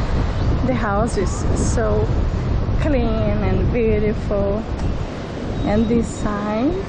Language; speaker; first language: English; non-native, learner; Portuguese